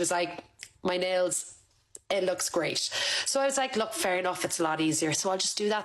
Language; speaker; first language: English; native; English